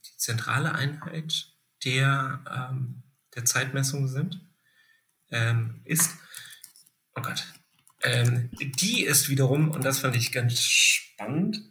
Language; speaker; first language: German; native; German